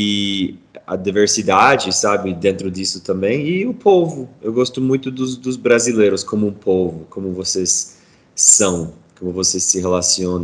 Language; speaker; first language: Portuguese; non-native, fluent; English